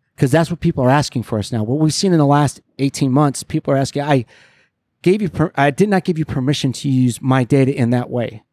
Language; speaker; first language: English; native; English